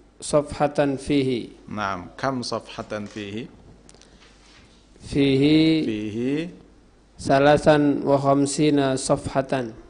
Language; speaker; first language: Arabic; non-native, learner; Indonesian